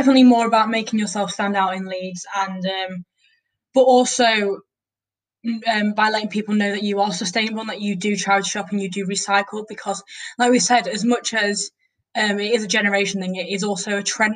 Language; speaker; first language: English; native; English